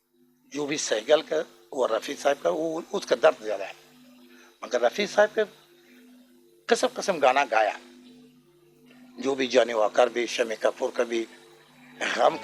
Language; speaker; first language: Hindi; non-native, learner; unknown